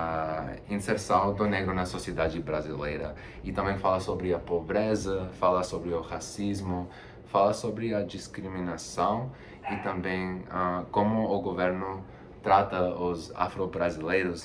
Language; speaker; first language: Portuguese; non-native, fluent; Spanish